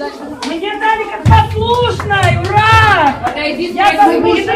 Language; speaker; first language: Russian; native; Russian